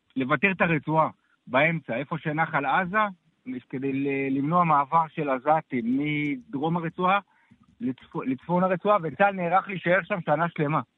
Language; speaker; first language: Hebrew; native; Hebrew